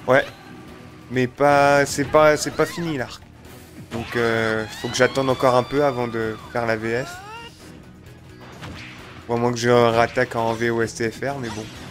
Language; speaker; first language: French; native; French